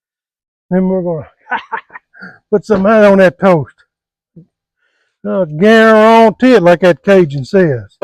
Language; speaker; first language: English; native; English